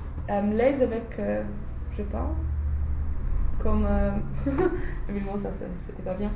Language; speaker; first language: French; non-native, fluent; English